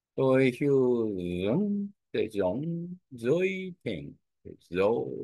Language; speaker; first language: Vietnamese; non-native, learner; Korean